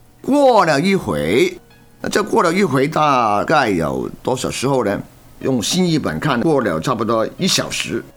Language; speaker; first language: Chinese; non-native, local second language; Cantonese